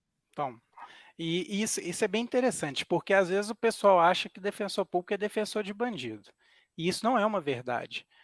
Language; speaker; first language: Portuguese; native; Portuguese